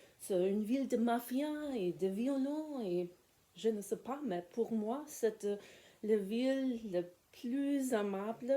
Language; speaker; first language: French; non-native, learner; German